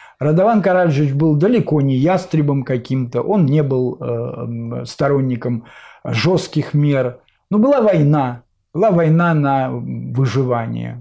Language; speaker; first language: Russian; native; Russian